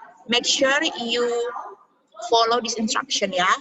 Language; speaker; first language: English; non-native, fluent; Indonesian